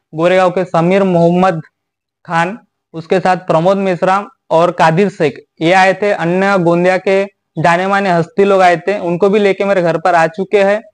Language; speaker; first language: Hindi; non-native, local second language; Marathi